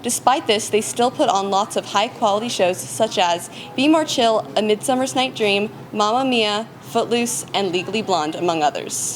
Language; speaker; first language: English; native; English